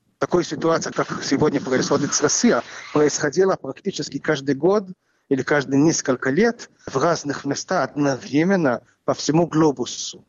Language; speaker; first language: Russian; non-native, fluent; Hebrew